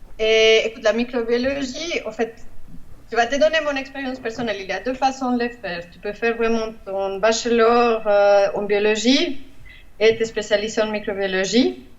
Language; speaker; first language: French; non-native, fluent; Spanish